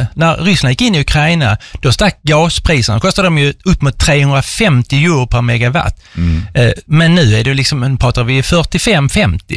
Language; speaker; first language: Swedish; native; Swedish